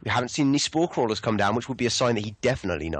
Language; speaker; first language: English; native; English